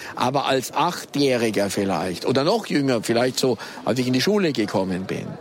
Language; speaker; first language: German; native; German